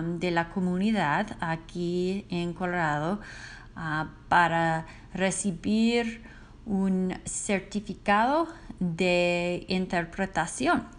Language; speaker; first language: Spanish; non-native, learner; English